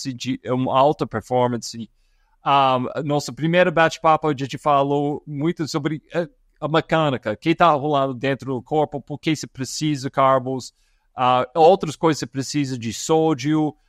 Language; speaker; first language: Portuguese; non-native, fluent; English